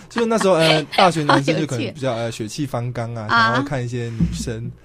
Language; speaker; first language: Chinese; native; Chinese